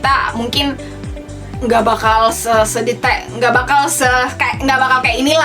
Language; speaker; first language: Indonesian; native; Indonesian